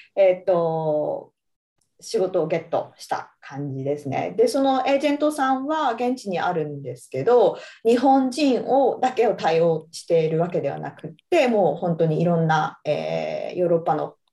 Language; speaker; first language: Japanese; native; Japanese